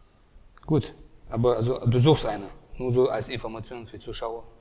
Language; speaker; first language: German; native; German